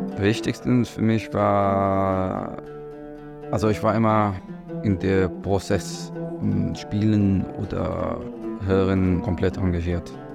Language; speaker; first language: German; non-native, learner; Arabic